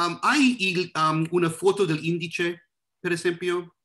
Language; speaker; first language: Italian; non-native, learner; English